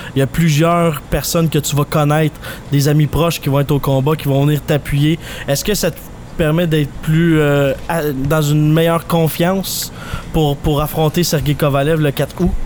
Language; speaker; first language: French; native; French